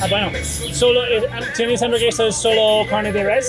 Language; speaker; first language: Spanish; non-native, learner; English